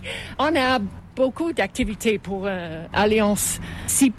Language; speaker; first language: French; non-native, fluent; English